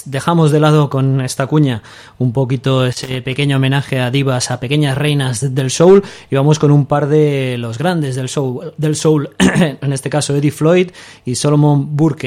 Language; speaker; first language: Spanish; native; Spanish